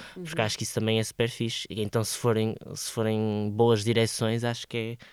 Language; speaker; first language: Portuguese; native; Portuguese